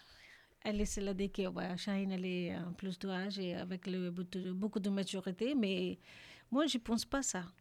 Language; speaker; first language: French; non-native, learner; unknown